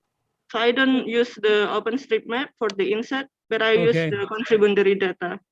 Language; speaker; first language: English; non-native, fluent; Indonesian